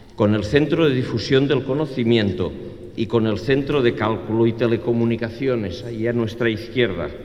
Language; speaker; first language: Spanish; non-native, local second language; Catalan